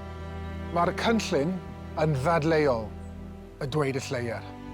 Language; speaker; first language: Welsh; non-native, local second language; English